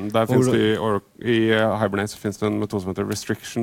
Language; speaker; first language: Norwegian; native; Norwegian